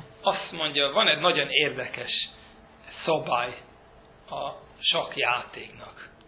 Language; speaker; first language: Hungarian; early bilingual, heritage; Hungarian